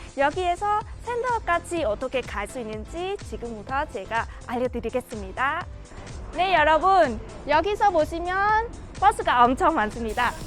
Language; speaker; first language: Korean; non-native, fluent; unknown